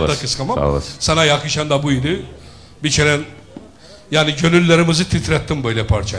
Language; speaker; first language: Turkish; native; Turkish